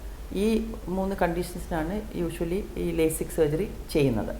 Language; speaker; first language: Malayalam; native; Malayalam